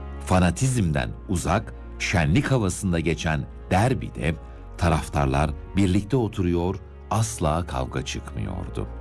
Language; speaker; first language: Turkish; native; Turkish